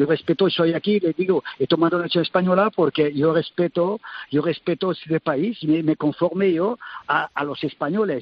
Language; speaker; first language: Spanish; non-native, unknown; French